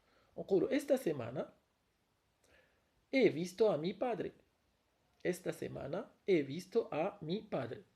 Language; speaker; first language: Spanish; non-native, fluent; Arabic